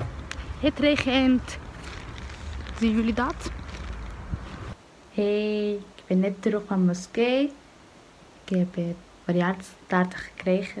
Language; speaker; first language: Dutch; non-native, learner; Somali